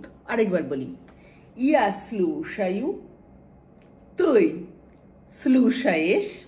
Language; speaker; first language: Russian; non-native, fluent; Bangla